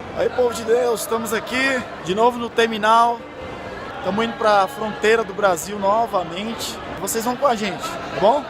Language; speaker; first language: Portuguese; native; Portuguese